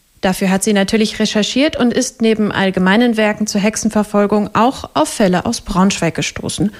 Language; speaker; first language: German; native; German